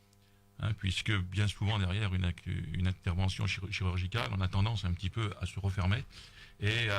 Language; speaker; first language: French; native; French